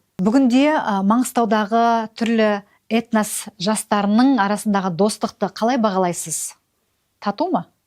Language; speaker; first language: Kazakh; native; Kazakh